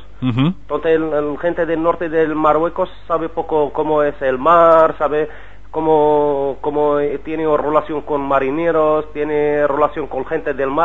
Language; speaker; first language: Spanish; non-native, learner; Arabic